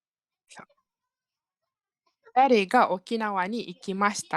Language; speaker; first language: Japanese; non-native, learner; Malay